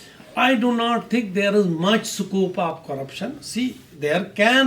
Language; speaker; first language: English; non-native, local second language; Kashmiri